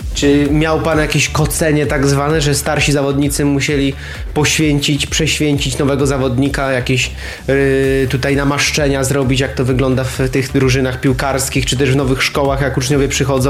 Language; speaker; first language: Polish; native; Polish